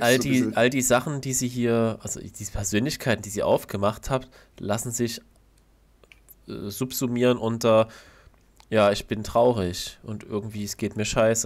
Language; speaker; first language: German; native; German